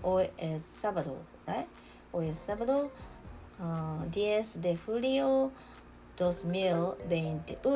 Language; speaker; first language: Spanish; non-native, learner; Japanese